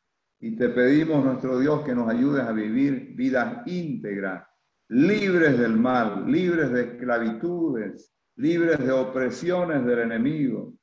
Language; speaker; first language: Spanish; native; Spanish